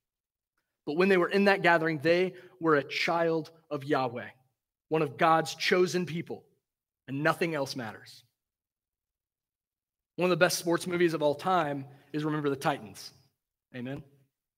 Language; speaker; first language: English; native; English